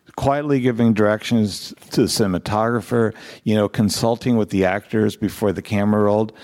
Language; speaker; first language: English; native; English